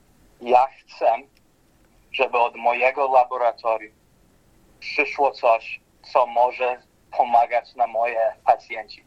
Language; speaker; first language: Polish; early bilingual, heritage; Polish